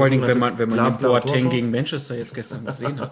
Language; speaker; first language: German; native; German